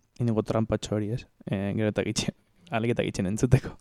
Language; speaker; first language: Basque; native; Basque